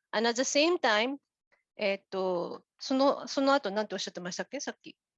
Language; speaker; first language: Japanese; native; Japanese